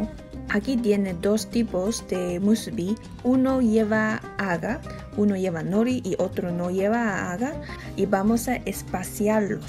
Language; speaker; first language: Spanish; non-native, fluent; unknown